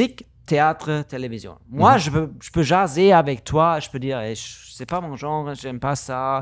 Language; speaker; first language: French; non-native, learner; German